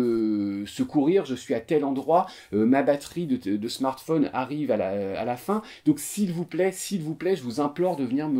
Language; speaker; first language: French; native; French